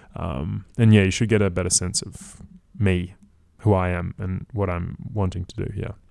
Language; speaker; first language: English; native; English